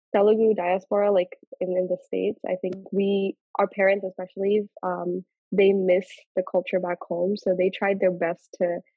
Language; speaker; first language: English; early bilingual, other home language; Telugu